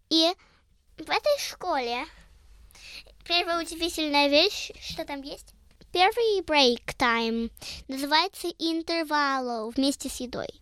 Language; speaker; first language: Russian; early bilingual, heritage; Russian